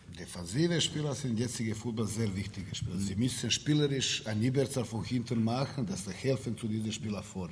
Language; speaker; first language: German; non-native, learner; Serbian